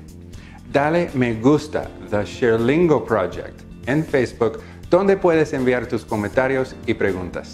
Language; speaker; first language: Spanish; non-native, fluent; English